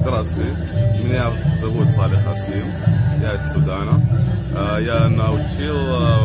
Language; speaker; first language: Russian; non-native, learner; Arabic